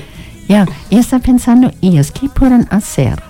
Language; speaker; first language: Spanish; non-native, learner; German